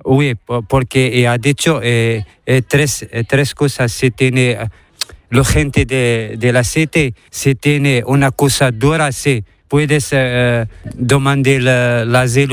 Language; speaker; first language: Spanish; non-native, learner; Arabic